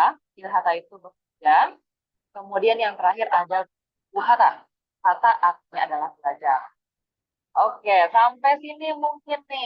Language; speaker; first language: Indonesian; native; Indonesian